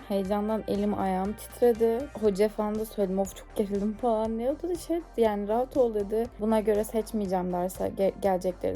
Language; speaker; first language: Turkish; native; Turkish